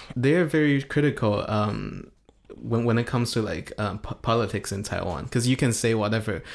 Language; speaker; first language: English; non-native, fluent; Chinese